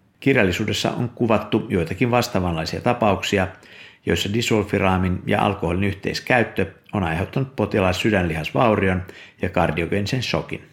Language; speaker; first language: Finnish; native; Finnish